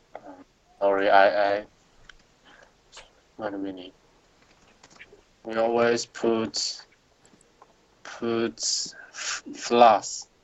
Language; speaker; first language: English; non-native, learner; Chinese